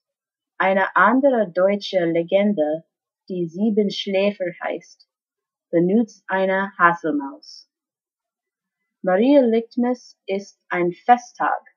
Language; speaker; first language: German; non-native, learner; English